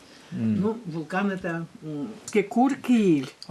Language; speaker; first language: Russian; native; Russian